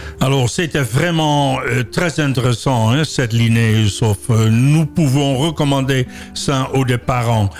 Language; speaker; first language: French; non-native, learner; Dutch